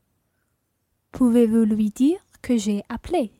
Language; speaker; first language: French; non-native, learner; English